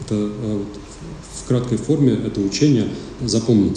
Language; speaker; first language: Russian; native; Russian